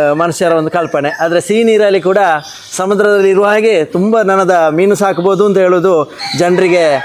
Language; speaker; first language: Kannada; native; Kannada